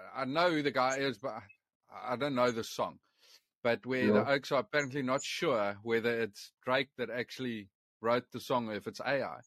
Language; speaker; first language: English; non-native, local second language; Afrikaans